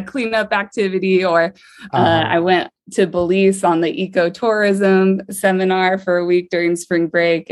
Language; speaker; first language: English; native; English